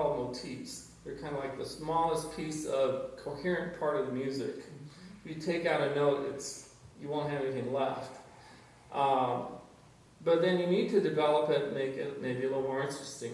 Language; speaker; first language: English; native; English